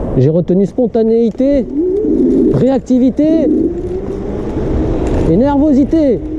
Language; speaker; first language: French; native; French